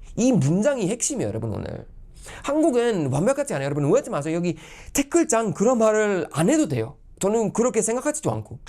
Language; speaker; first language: Korean; non-native, fluent; Swedish